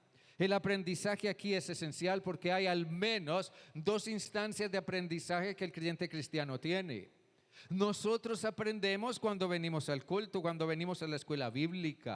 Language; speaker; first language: Spanish; native; Spanish